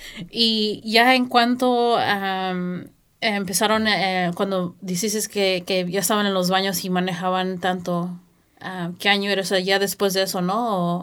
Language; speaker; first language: Spanish; early bilingual, heritage; Spanish